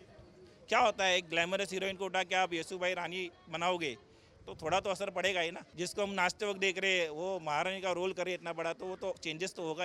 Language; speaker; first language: Hindi; native; Hindi